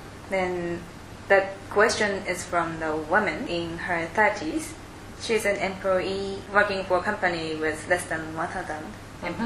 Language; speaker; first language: English; non-native, fluent; Japanese